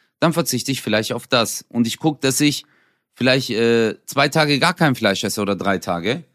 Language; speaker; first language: German; early bilingual, other home language; Turkish